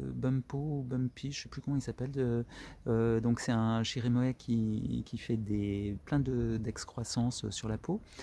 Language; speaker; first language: French; native; French